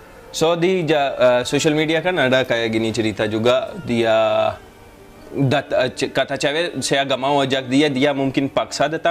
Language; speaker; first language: Indonesian; non-native, fluent; Hindi